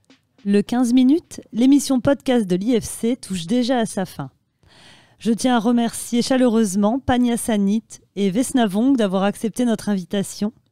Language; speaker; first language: French; native; French